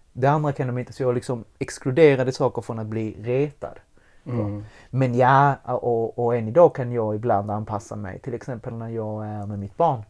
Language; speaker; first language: Swedish; early bilingual, other home language; Spanish